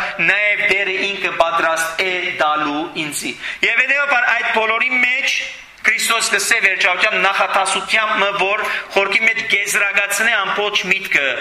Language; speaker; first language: Armenian; early bilingual, heritage; Armenian